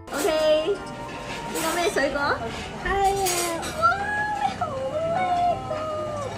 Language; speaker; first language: Cantonese; native; Cantonese